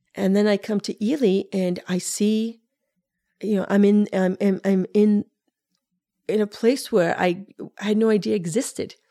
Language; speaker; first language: English; early bilingual, other home language; Spanish